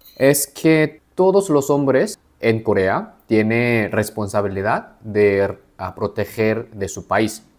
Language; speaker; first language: Spanish; non-native, fluent; Korean